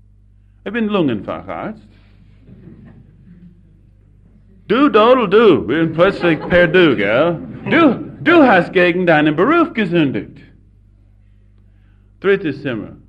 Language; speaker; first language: German; non-native, fluent; English